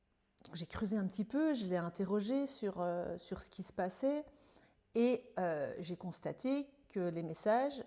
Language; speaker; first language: French; native; French